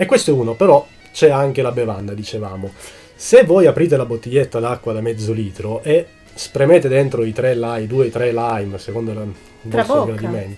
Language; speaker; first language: Italian; native; Italian